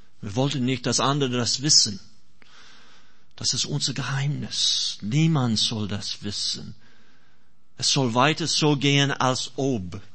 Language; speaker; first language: German; non-native, fluent; English